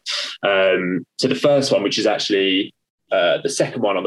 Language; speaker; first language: English; native; English